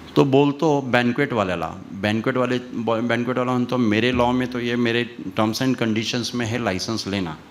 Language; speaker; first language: Hindi; non-native, local second language; Marathi